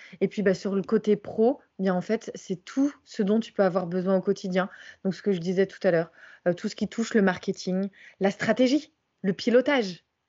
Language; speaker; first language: French; native; French